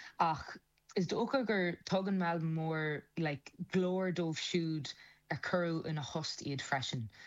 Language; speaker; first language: Irish; non-native, local second language; English